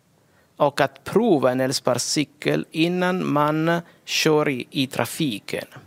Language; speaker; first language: Swedish; non-native, fluent; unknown